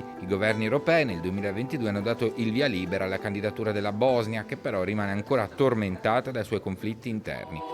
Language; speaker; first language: Italian; native; Italian